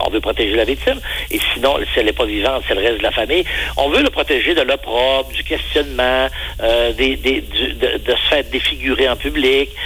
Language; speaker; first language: French; native; French